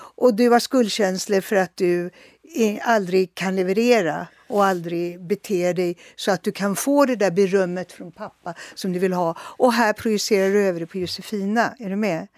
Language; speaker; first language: Swedish; native; Swedish